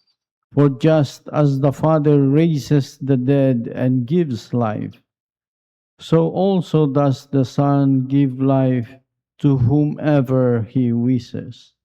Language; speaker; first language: English; non-native, local second language; Filipino